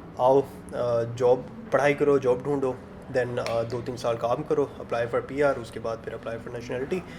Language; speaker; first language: Urdu; native; Urdu